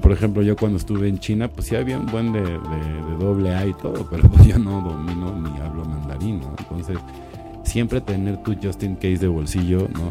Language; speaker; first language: Spanish; native; Spanish